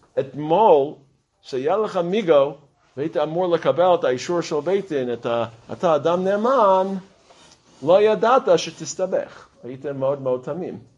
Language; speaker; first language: Hebrew; non-native, fluent; English